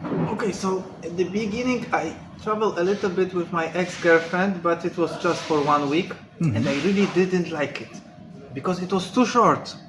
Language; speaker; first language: English; non-native, learner; Polish